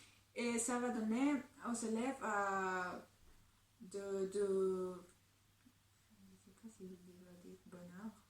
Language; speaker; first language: French; non-native, fluent; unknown